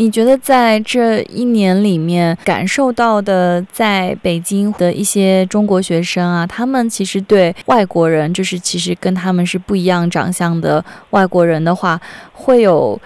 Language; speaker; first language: Chinese; native; Chinese